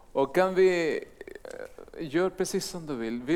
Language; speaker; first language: Swedish; non-native, fluent; Spanish